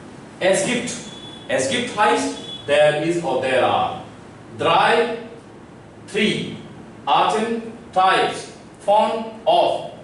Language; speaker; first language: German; non-native, learner; Hindi